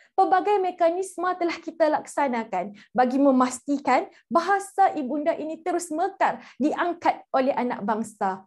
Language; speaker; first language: Malay; native; Malay